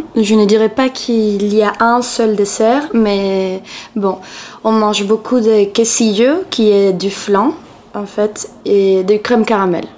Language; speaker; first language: French; non-native, fluent; Spanish